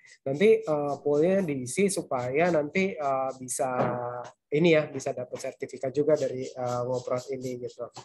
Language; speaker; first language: Indonesian; native; Indonesian